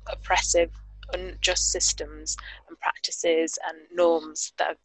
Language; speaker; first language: English; native; English